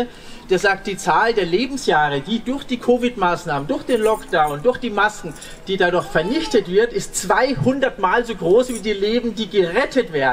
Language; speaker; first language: German; native; German